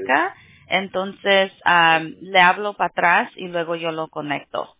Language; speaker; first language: Spanish; early bilingual, heritage; Spanish